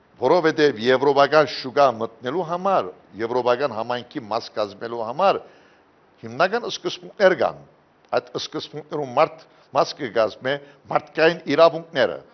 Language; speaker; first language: Armenian; early bilingual, heritage; Armenian